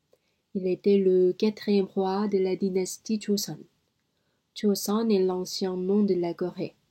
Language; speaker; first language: French; non-native, learner; Korean